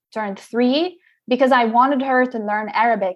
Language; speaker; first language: English; non-native, local second language; Arabic